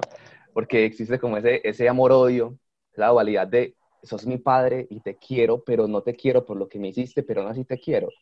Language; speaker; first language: Spanish; native; Spanish